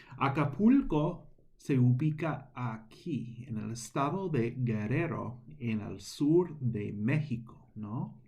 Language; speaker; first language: Spanish; non-native, fluent; English